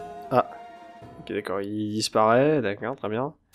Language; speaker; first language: French; native; French